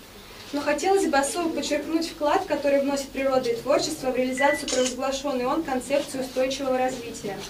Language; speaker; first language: Russian; native; Russian